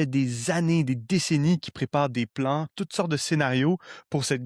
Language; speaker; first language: French; native; French